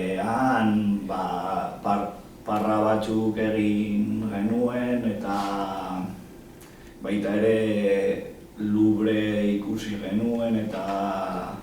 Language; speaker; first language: Basque; non-native, local second language; Spanish